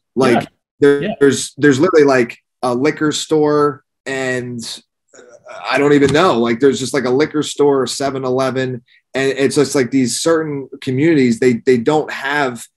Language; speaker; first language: English; native; English